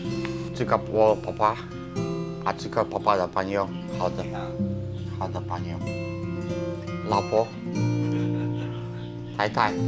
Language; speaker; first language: Chinese; non-native, learner; Russian